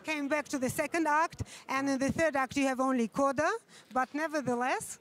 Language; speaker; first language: English; non-native, fluent; Russian